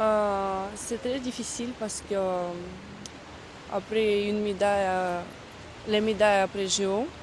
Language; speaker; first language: French; non-native, fluent; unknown